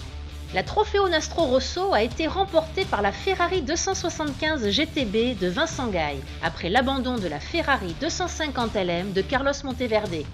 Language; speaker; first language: French; native; French